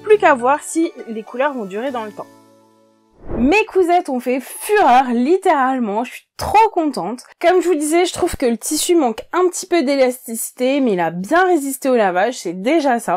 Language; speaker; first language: French; native; French